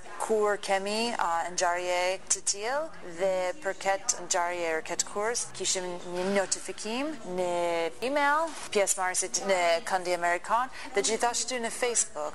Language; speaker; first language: Albanian; non-native, learner; English